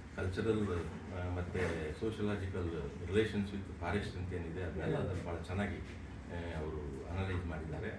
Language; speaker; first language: Kannada; non-native, local second language; Kodava